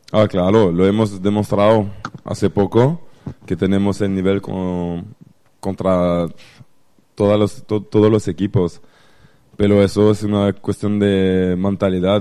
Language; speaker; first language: Spanish; non-native, fluent; French